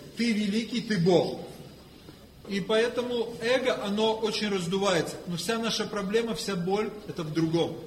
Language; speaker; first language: Russian; non-native, fluent; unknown